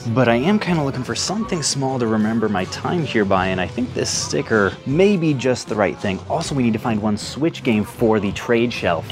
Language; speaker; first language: English; native; English